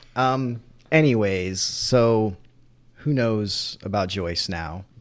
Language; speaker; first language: English; native; English